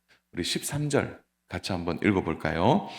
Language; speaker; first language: Korean; native; Korean